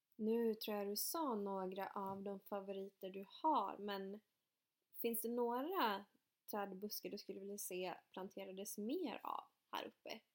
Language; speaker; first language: Swedish; native; Swedish